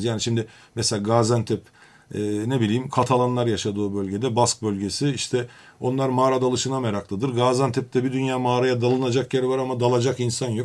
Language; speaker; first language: Turkish; native; Turkish